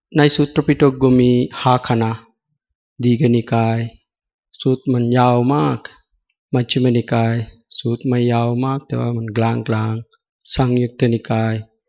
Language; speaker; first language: Thai; non-native, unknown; Sinhala